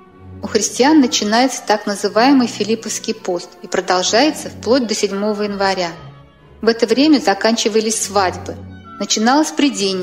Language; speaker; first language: Russian; native; Russian